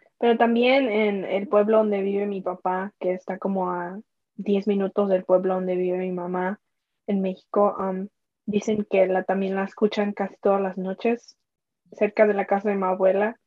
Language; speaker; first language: Spanish; early bilingual, heritage; Spanish